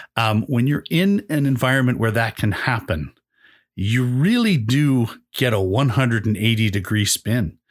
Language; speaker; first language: English; native; English